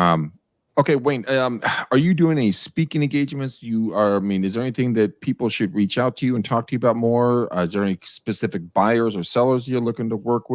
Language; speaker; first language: English; native; English